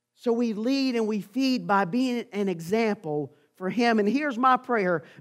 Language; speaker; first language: English; native; English